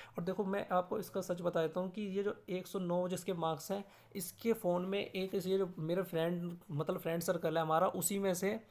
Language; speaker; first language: Hindi; native; Hindi